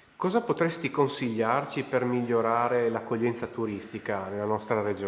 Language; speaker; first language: Italian; native; Italian